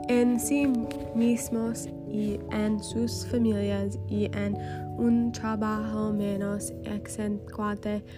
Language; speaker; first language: Spanish; non-native, learner; English